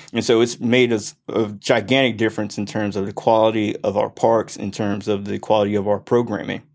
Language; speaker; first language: English; native; English